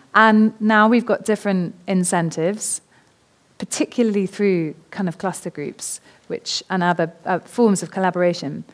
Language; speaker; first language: English; native; English